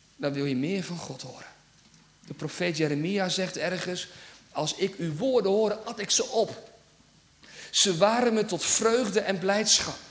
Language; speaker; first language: Dutch; native; Dutch